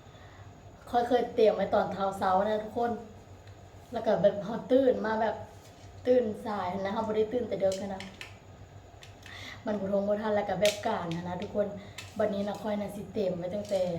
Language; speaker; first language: Thai; non-native, local second language; Lao